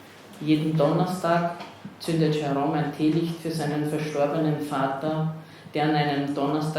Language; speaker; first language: German; native; German